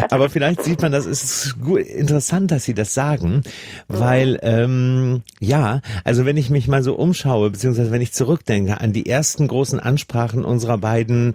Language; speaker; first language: German; native; German